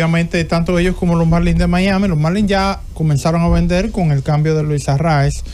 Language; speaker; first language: Spanish; native; Spanish